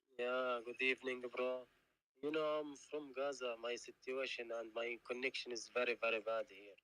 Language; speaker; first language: English; non-native, learner; Arabic